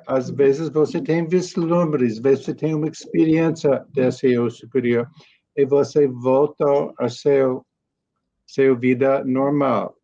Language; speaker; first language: Portuguese; non-native, learner; English